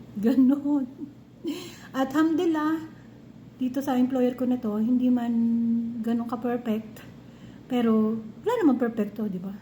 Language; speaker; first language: Filipino; non-native, local second language; Cebuano